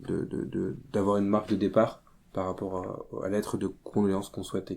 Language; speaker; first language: French; native; French